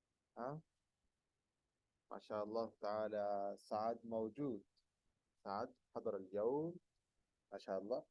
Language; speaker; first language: Arabic; non-native, fluent; Urdu